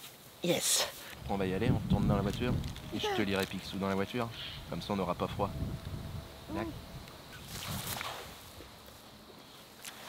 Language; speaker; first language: French; native; French